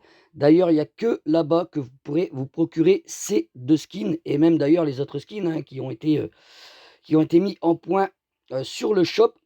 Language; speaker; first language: French; native; French